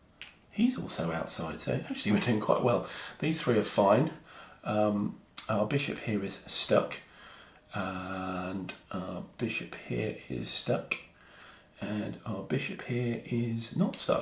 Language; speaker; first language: English; native; English